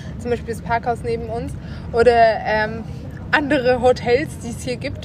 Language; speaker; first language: German; native; German